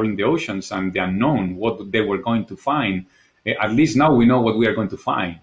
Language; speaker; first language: English; non-native, fluent; Spanish